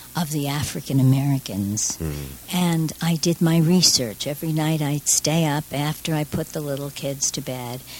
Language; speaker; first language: English; native; English